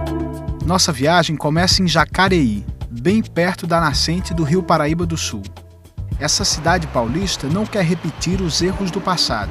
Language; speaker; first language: Portuguese; native; Portuguese